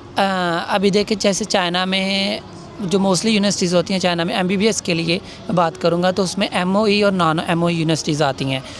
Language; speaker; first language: Urdu; non-native, local second language; Punjabi